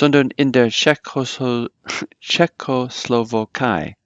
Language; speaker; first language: German; non-native, fluent; English